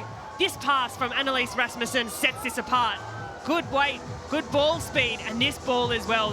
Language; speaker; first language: English; native; English